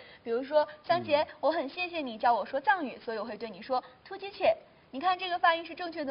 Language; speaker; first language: Chinese; native; Chinese